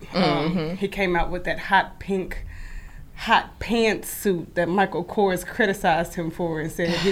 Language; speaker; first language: English; native; English